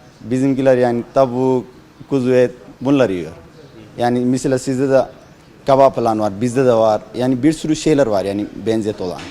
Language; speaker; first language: Turkish; non-native, learner; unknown